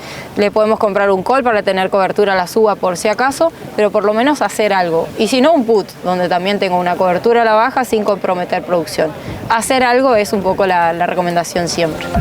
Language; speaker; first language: Spanish; native; Spanish